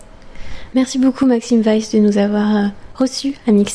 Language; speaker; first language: French; native; French